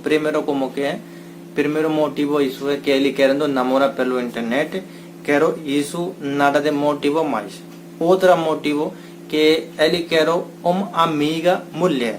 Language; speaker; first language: Portuguese; non-native, learner; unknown